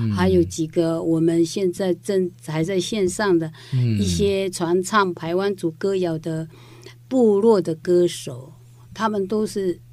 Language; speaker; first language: Chinese; non-native, local second language; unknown